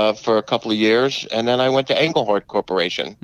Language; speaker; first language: English; native; English